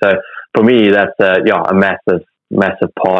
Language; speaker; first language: English; native; English